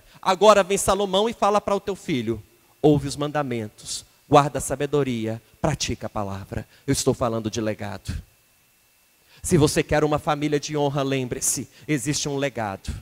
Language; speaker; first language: Portuguese; native; Portuguese